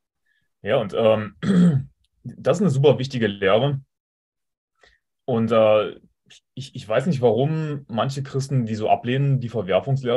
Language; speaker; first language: German; native; German